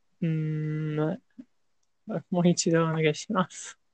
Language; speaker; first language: Japanese; non-native, learner; English